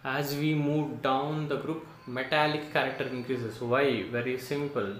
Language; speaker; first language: English; non-native, local second language; Kannada